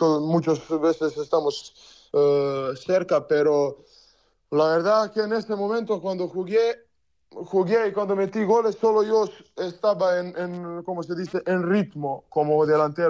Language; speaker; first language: Spanish; non-native, learner; Serbian